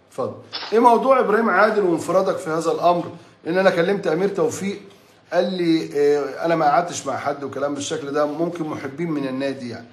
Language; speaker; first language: Arabic; native; Arabic